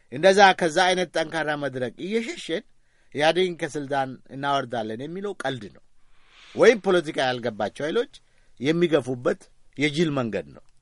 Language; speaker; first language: Amharic; non-native, local second language; Oromo